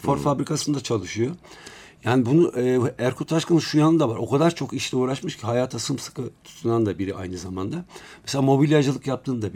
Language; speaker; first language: Turkish; native; Turkish